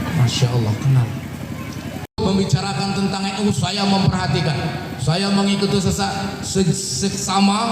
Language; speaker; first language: Indonesian; non-native, local second language; Buginese